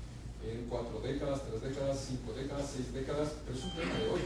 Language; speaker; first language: Spanish; native; Spanish